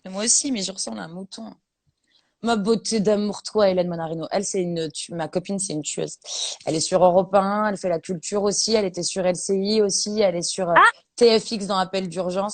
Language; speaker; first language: French; native; French